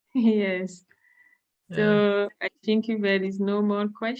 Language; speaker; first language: English; non-native, fluent; French